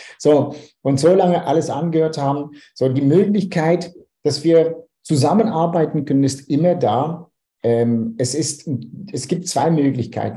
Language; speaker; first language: German; non-native, fluent; Dutch